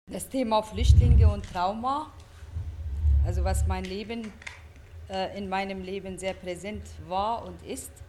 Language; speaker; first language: German; non-native, fluent; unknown